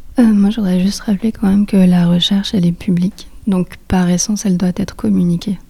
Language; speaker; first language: French; native; French